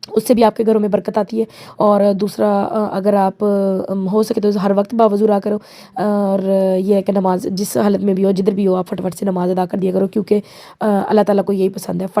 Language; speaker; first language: Urdu; native; Urdu